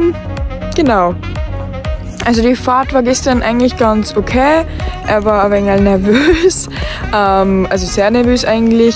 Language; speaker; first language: German; native; German